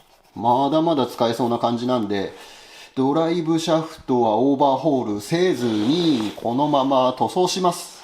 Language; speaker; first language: Japanese; native; Japanese